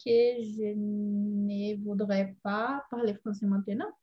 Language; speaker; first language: French; non-native, learner; Portuguese